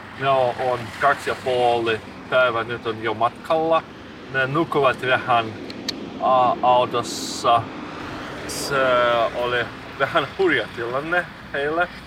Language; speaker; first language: Finnish; non-native, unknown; Russian